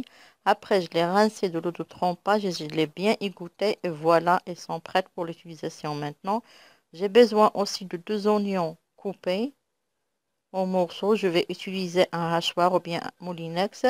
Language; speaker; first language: French; non-native, local second language; Arabic